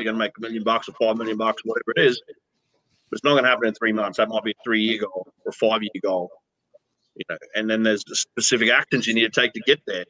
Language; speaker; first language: English; native; English